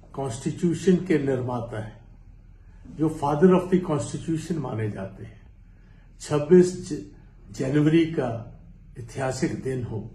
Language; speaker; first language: Hindi; non-native, local second language; Punjabi